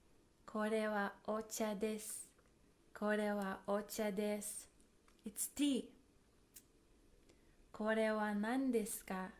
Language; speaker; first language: Japanese; non-native, fluent; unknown